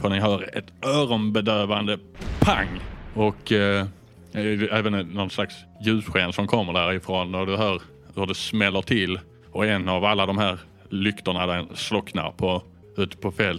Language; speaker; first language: Swedish; native; Swedish